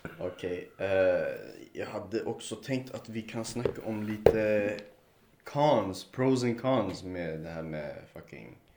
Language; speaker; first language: Swedish; early bilingual, other home language; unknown